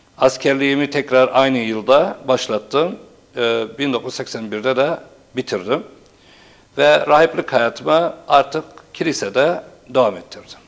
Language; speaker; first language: Turkish; non-native, local second language; Turoyo